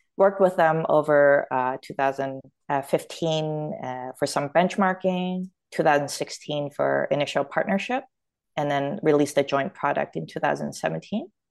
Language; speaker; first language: English; native; English